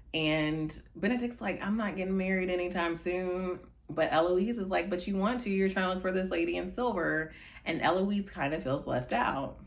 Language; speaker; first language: English; native; English